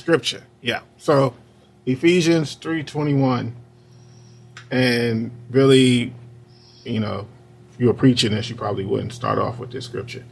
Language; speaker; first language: English; native; English